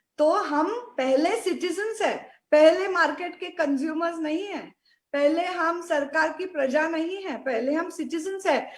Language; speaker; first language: Hindi; non-native, local second language; Marathi